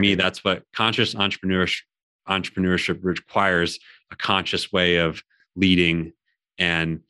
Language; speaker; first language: English; native; English